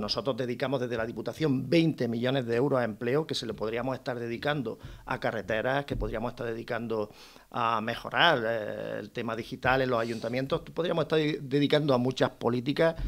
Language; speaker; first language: Spanish; native; Spanish